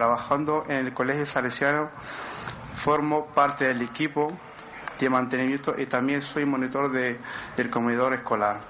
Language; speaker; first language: Spanish; non-native, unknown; Arabic